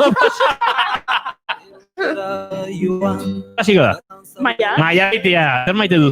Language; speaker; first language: Basque; native; Basque